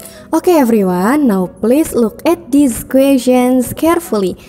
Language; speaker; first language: English; non-native, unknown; Indonesian